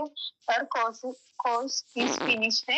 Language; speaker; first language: English; non-native, learner; Malayalam